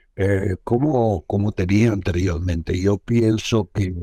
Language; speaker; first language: Spanish; non-native, fluent; Arabic